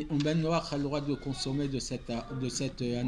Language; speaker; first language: French; native; French